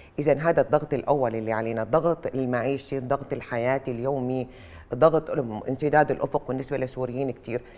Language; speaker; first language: Arabic; native; Arabic